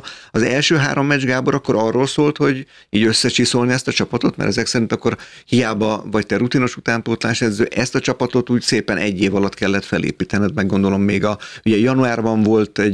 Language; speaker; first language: Hungarian; native; Hungarian